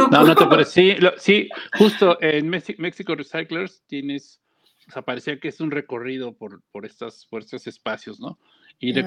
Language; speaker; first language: Spanish; native; Spanish